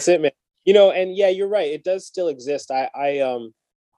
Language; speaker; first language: English; native; English